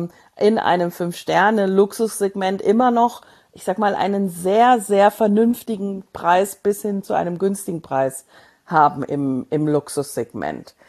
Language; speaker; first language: German; native; German